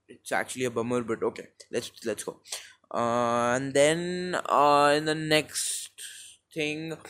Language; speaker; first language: English; non-native, local second language; Hindi